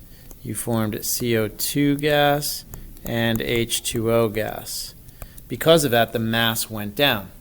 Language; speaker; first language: English; native; English